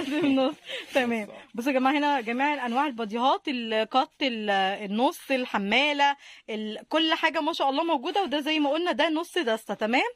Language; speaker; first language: Arabic; native; Arabic